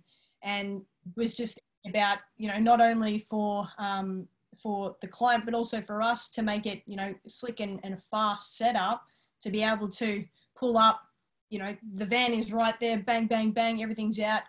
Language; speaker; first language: English; native; English